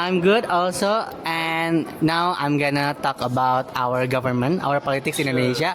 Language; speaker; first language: English; non-native, learner; Indonesian